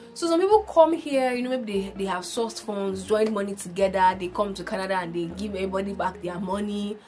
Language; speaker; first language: English; non-native, local second language; Igbo